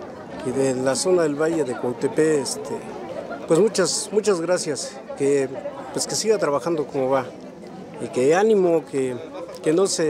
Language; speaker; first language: Spanish; native; Spanish